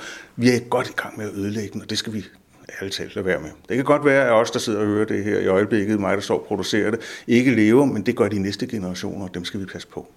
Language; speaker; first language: Danish; native; Danish